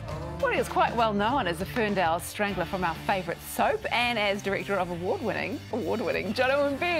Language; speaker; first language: English; native; English